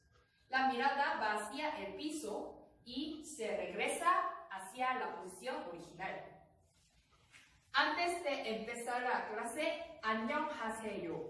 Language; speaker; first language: Spanish; non-native, learner; Korean